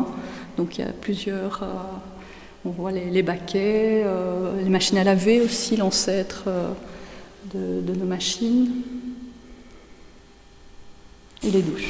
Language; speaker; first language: French; native; French